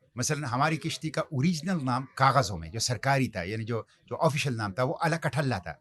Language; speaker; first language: Urdu; non-native, local second language; Pashto